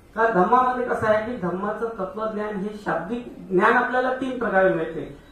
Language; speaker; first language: Marathi; non-native, local second language; Hindi